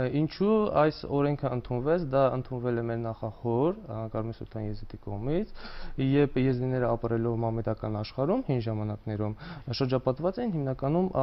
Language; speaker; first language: Armenian; non-native, local second language; Kurdish